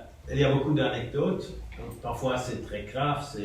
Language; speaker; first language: French; non-native, fluent; German